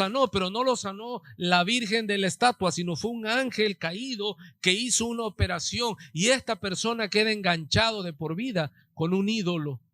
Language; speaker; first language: Spanish; native; Spanish